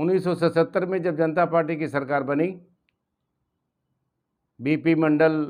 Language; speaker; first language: Hindi; native; Hindi